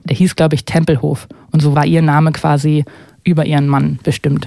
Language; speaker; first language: German; native; German